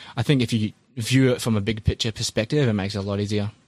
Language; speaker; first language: English; native; English